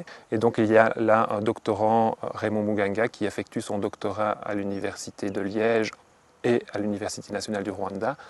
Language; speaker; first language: French; native; French